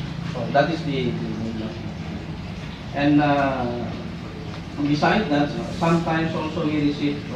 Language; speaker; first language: English; non-native, fluent; Indonesian